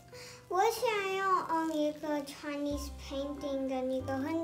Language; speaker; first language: Chinese; early bilingual, heritage; Chinese